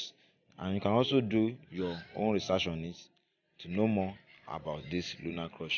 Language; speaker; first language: English; non-native, local second language; Yoruba